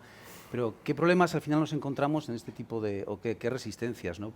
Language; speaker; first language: Spanish; native; Spanish